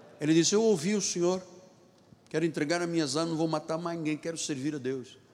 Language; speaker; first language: Portuguese; non-native, local second language; Tsonga